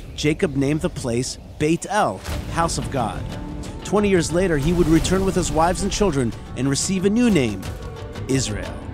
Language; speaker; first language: English; native; English